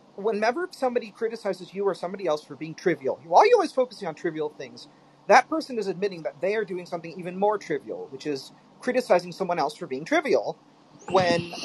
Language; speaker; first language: English; early bilingual, other home language; Filipino